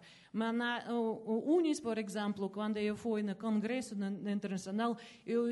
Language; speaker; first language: Portuguese; non-native, learner; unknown